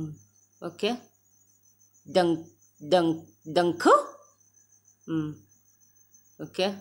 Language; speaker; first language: German; non-native, learner; Thai